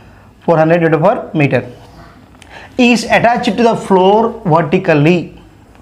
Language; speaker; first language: English; non-native, local second language; Telugu